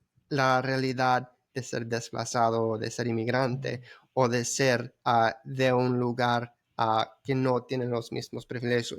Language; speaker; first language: Spanish; early bilingual, heritage; Spanish